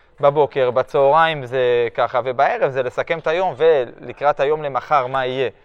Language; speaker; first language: Hebrew; early bilingual, other home language; French